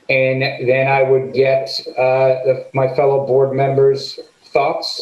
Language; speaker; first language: English; native; English